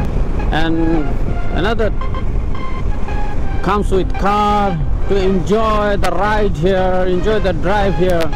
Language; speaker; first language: English; non-native, learner; Bangla